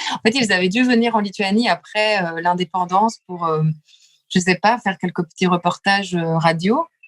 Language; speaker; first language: French; early bilingual, other home language; Lithuanian